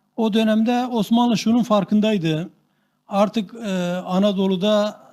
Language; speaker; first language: Turkish; non-native, local second language; Kurdish